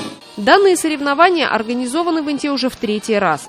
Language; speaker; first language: Russian; native; Russian